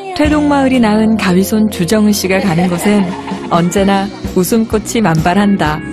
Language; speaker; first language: Korean; native; Korean